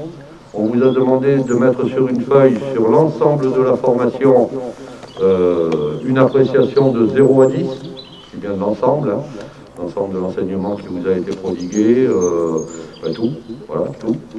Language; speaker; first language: French; native; French